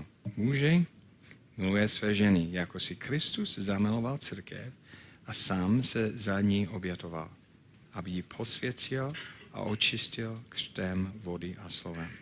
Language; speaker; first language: Czech; non-native, fluent; English